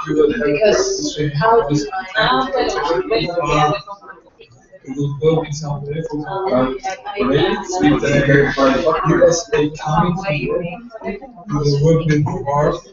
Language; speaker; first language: English; non-native, learner; Spanish